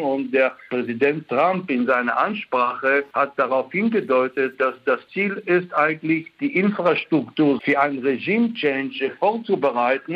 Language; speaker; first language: German; non-native, fluent; Hebrew